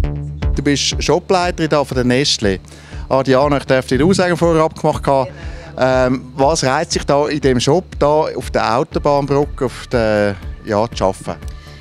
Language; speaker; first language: German; native; German